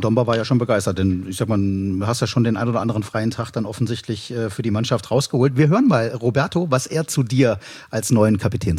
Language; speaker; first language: German; native; German